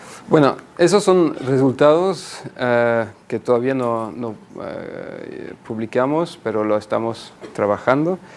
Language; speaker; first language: Spanish; non-native, fluent; French